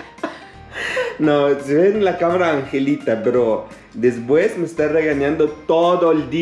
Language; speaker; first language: Spanish; non-native, fluent; Arabic